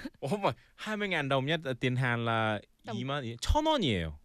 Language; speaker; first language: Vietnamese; non-native, fluent; Korean